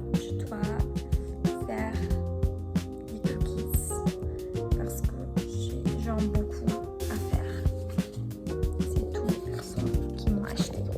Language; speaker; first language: French; non-native, fluent; English